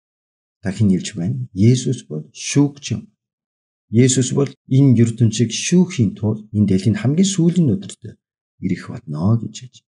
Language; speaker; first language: Mongolian; non-native, fluent; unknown